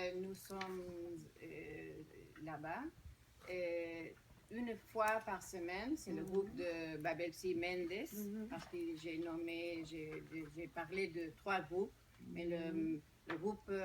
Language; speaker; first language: French; non-native, fluent; Spanish